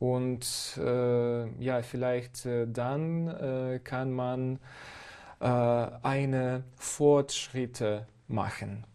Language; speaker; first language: German; non-native, learner; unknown